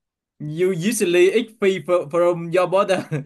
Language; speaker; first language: English; non-native, learner; Vietnamese